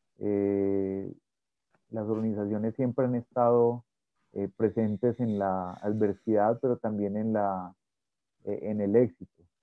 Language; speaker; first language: Spanish; native; Spanish